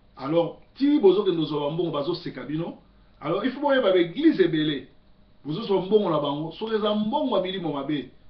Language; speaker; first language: Lingala; native; Lingala